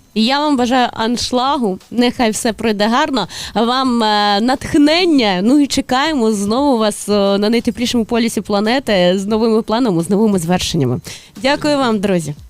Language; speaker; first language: Ukrainian; native; Ukrainian